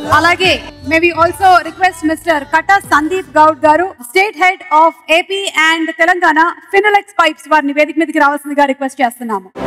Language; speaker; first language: Telugu; non-native, local second language; Malayalam